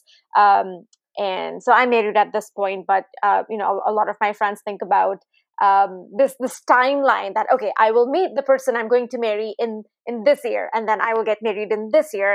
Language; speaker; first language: English; non-native, local second language; Hindi